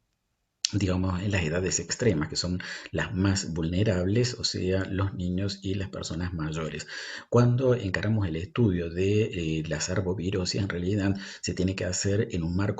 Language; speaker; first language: Spanish; native; Spanish